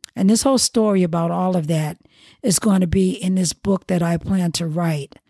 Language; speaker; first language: English; native; English